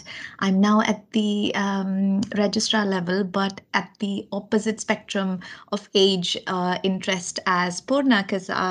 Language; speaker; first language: English; non-native, local second language; Malayalam